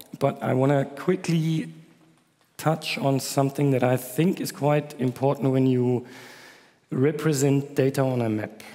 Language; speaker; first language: English; non-native, fluent; German